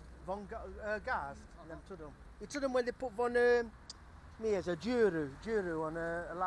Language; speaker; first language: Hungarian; non-native, learner; English